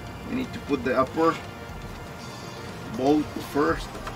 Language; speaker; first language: English; non-native, fluent; Spanish